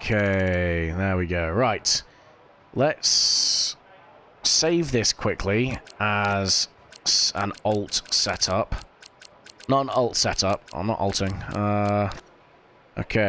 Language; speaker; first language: English; native; English